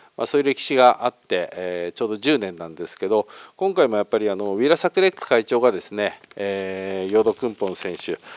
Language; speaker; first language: Japanese; native; Japanese